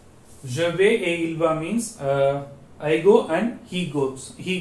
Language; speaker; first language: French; non-native, learner; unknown